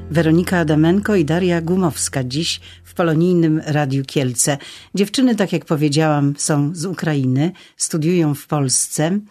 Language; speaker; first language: Polish; native; Polish